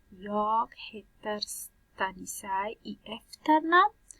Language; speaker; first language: Swedish; non-native, learner; Persian